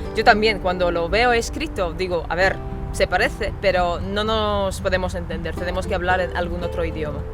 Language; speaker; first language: Spanish; non-native, fluent; Latvian